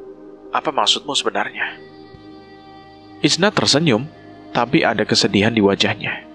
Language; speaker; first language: Indonesian; native; Indonesian